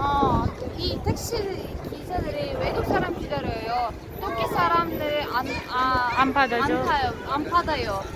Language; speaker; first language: Korean; non-native, learner; Uzbek